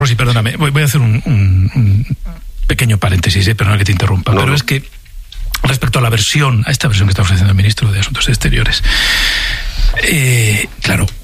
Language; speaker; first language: Spanish; native; Spanish